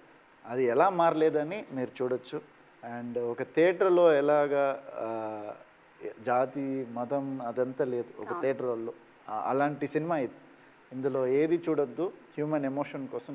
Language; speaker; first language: Telugu; early bilingual, heritage; Telugu